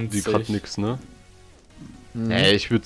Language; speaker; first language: German; native; German